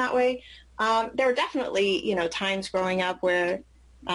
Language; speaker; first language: English; early bilingual, other home language; Arabic